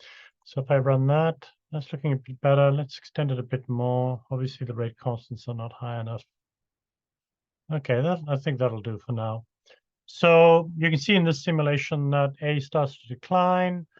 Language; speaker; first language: English; native; English